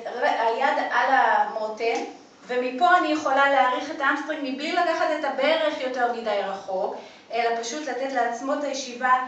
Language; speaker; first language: Hebrew; native; Hebrew